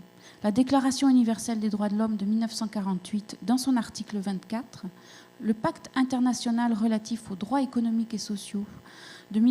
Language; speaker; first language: French; native; French